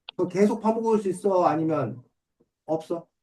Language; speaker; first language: Korean; native; Korean